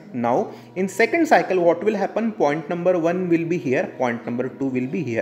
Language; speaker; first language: English; non-native, local second language; Hindi